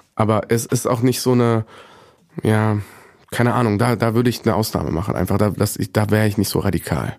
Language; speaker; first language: German; early bilingual, other home language; Bosnian